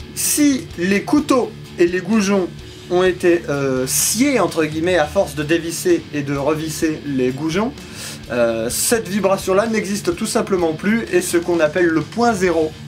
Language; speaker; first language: French; native; French